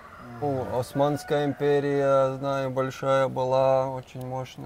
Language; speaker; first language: Russian; non-native, local second language; Latvian